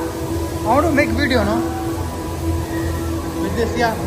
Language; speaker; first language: English; non-native, local second language; Hindi